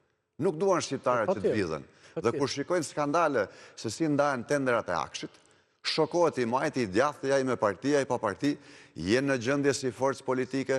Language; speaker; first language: Albanian; native; Albanian